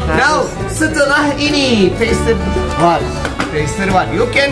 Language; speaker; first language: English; non-native, learner; Turkish